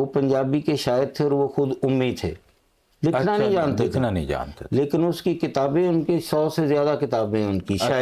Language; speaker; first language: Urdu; non-native, local second language; Punjabi